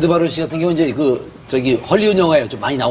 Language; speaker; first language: Korean; native; Korean